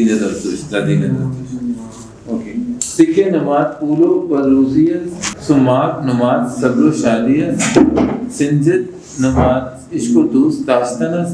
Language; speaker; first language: Persian; non-native, learner; Urdu